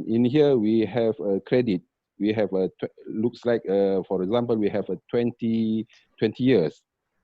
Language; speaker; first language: English; non-native, learner; Malay